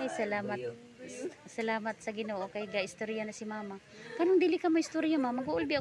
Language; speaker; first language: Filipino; non-native, local second language; Cebuano